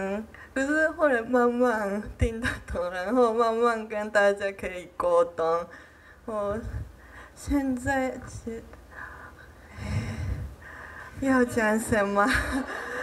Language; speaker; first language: Chinese; non-native, fluent; Japanese